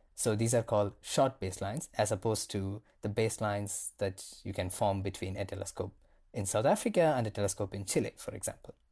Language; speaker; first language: English; non-native, local second language; Tamil